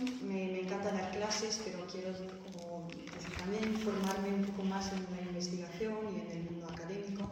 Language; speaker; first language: Spanish; non-native, fluent; Dutch